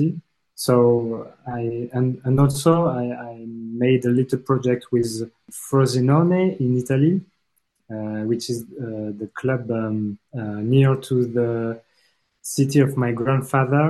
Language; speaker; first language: English; non-native, fluent; French